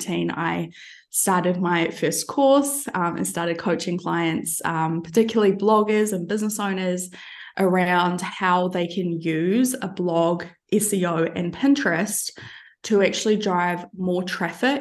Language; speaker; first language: English; native; English